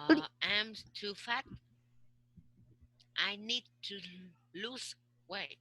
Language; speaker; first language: English; non-native, learner; Vietnamese